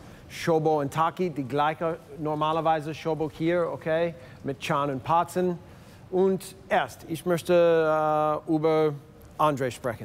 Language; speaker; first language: German; non-native, learner; English